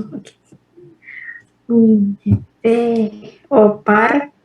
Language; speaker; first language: French; non-native, learner; Indonesian